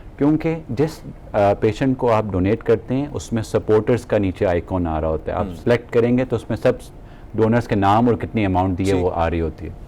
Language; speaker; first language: Urdu; native; Urdu